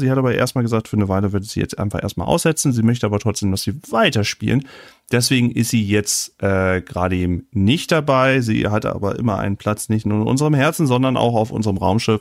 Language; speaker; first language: German; native; German